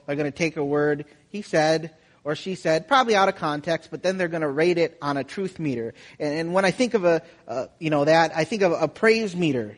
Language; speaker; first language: English; native; English